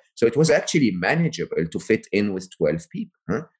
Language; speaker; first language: English; non-native, fluent; Arabic